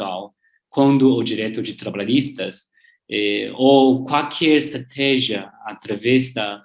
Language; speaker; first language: Portuguese; non-native, learner; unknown